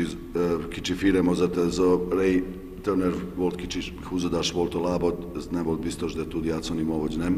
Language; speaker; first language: Hungarian; non-native, learner; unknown